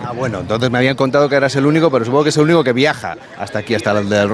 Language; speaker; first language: Spanish; native; Spanish